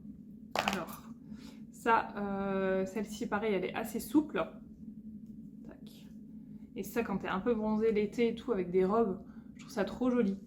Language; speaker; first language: French; native; French